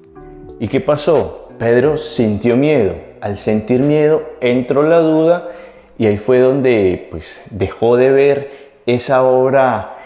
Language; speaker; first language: Spanish; native; Spanish